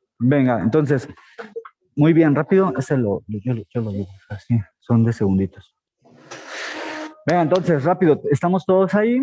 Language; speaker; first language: Spanish; native; Spanish